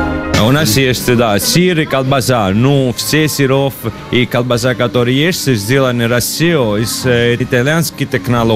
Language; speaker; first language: Russian; non-native, learner; Italian